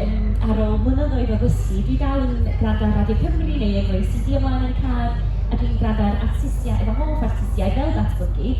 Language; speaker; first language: Welsh; non-native, local second language; English